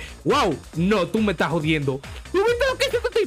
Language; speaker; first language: Spanish; native; Spanish